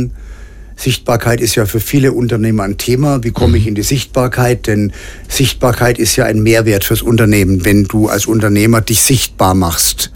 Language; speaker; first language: German; native; German